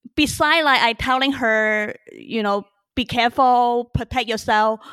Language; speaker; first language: English; early bilingual, other home language; Chinese